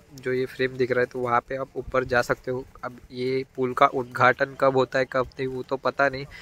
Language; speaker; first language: Hindi; non-native, local second language; Marathi